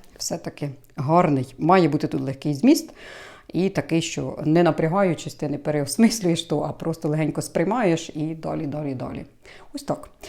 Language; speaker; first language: Ukrainian; native; Ukrainian